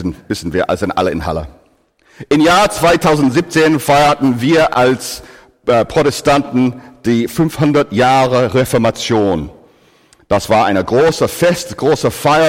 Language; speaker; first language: German; non-native, fluent; English